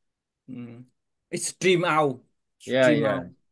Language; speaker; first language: English; non-native, learner; Vietnamese